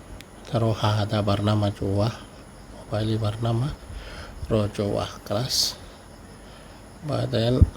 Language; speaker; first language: Arabic; non-native, learner; Bangla